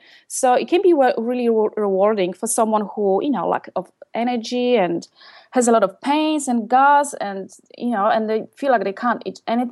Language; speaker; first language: English; non-native, fluent; Polish